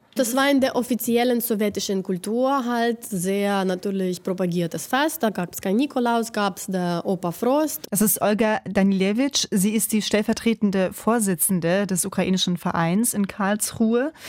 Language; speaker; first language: German; early bilingual, other home language; Ukrainian